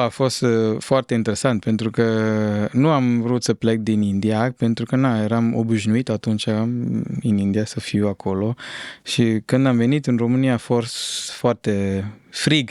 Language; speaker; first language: Romanian; non-native, fluent; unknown